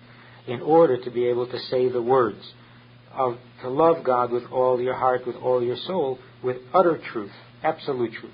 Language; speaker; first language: English; native; English